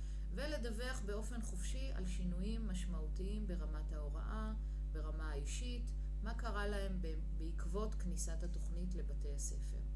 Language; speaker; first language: Hebrew; native; Hebrew